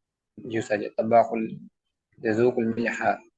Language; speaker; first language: Arabic; non-native, learner; Urdu